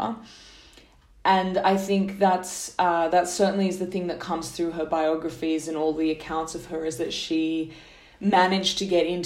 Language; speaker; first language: English; native; English